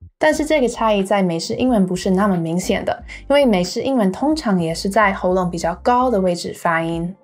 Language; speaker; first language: Chinese; non-native, fluent; English